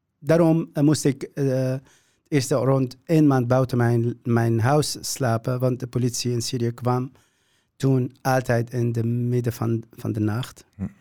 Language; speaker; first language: Dutch; non-native, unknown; Kurdish